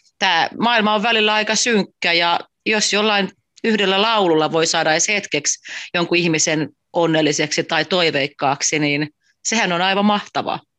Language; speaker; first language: Finnish; native; Finnish